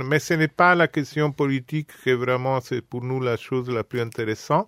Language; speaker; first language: French; non-native, fluent; Italian